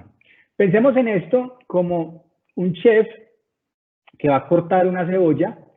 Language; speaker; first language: Spanish; native; Spanish